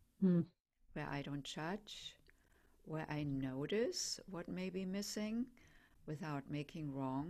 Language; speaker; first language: English; non-native, fluent; German